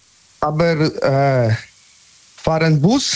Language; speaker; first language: German; non-native, learner; Polish